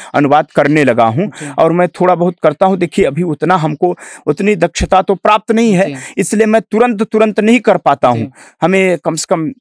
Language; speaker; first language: Hindi; native; Hindi